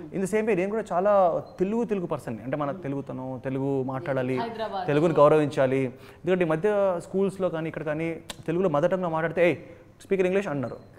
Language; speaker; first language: Telugu; native; Telugu